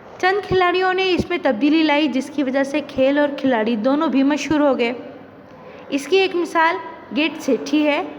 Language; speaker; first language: Urdu; native; Urdu